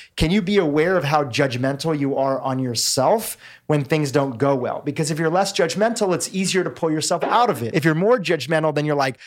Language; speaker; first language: English; native; English